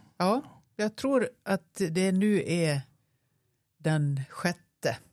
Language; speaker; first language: Swedish; native; Swedish